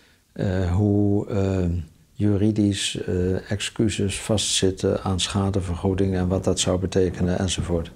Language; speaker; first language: Dutch; native; Dutch